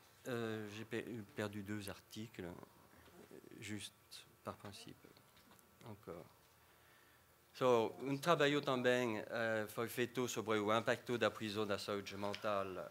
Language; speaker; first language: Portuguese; non-native, fluent; French